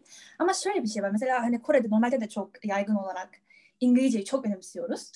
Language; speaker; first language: Turkish; non-native, fluent; Korean